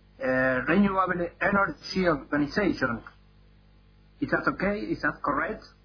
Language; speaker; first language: English; non-native, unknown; Spanish